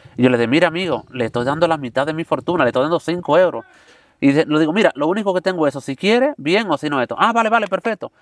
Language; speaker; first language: Spanish; native; Spanish